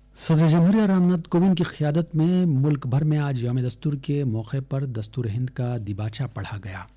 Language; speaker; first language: Urdu; native; Urdu